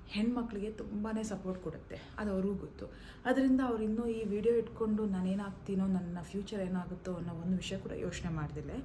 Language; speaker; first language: Kannada; non-native, local second language; Malayalam